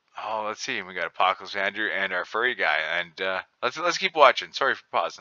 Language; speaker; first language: English; native; English